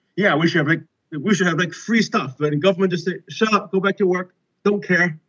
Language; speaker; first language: English; non-native, local second language; Cantonese